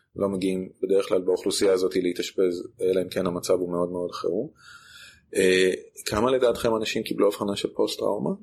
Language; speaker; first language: Hebrew; native; Hebrew